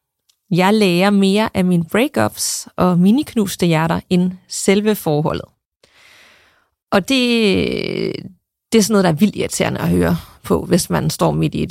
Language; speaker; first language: Danish; native; Danish